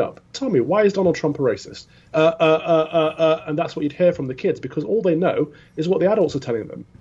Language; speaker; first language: English; native; English